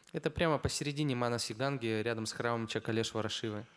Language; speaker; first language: Russian; native; Russian